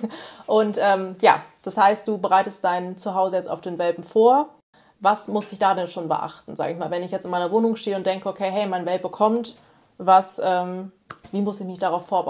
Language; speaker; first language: German; native; German